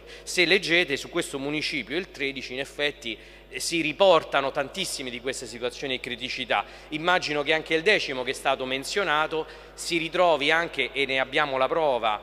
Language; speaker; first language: Italian; native; Italian